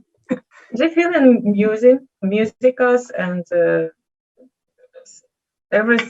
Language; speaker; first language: English; non-native, learner; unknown